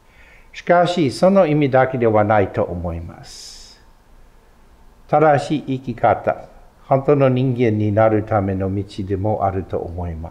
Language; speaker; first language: Japanese; non-native, fluent; English